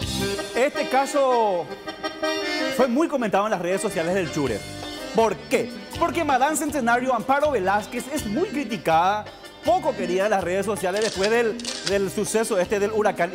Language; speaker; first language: Spanish; native; Spanish